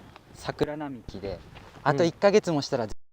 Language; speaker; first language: Japanese; native; Japanese